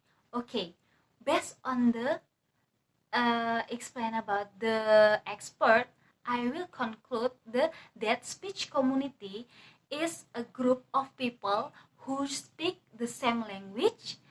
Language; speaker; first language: English; non-native, learner; Indonesian